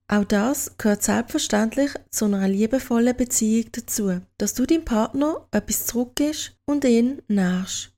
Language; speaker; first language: German; native; German